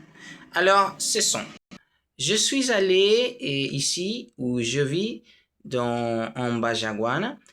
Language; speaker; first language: French; non-native, learner; Spanish